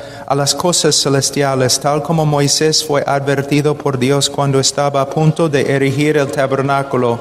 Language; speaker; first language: Spanish; non-native, fluent; English